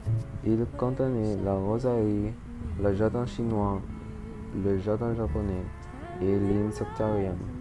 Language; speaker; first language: French; non-native, learner; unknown